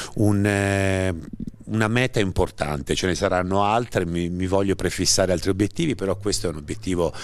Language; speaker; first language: Italian; native; Italian